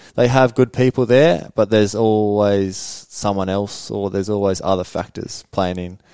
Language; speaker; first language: English; early bilingual, other home language; Swedish